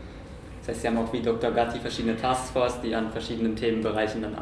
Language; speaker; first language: German; native; German